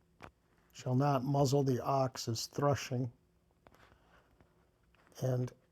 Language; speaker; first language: English; native; English